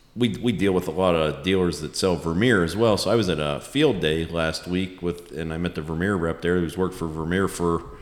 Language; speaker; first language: English; native; English